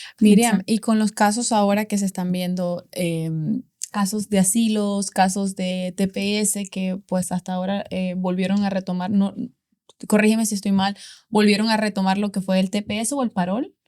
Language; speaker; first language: Spanish; native; Spanish